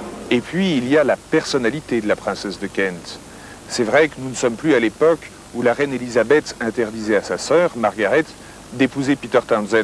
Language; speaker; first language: French; native; French